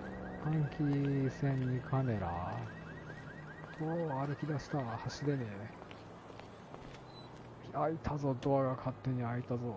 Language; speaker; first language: Japanese; native; Japanese